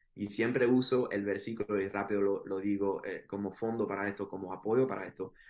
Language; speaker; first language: Spanish; early bilingual, heritage; Spanish